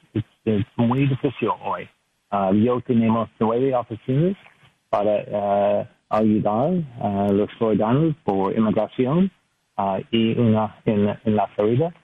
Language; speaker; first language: Spanish; non-native, learner; English